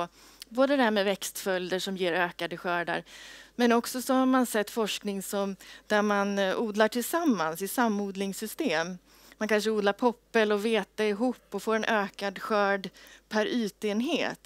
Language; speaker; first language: Swedish; native; Swedish